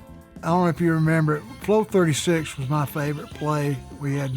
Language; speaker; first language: English; native; English